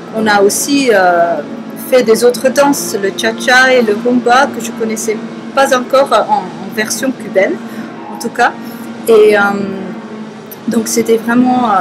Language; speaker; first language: French; non-native, fluent; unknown